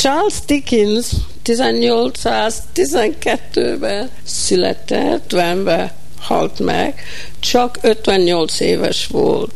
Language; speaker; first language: Hungarian; early bilingual, heritage; Hungarian